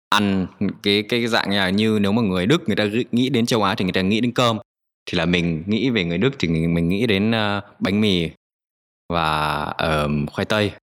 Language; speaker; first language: Vietnamese; native; Vietnamese